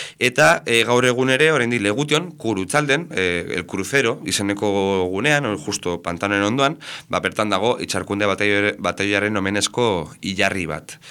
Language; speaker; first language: Basque; native; Basque